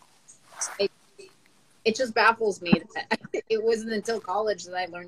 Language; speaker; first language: English; non-native, local second language; Filipino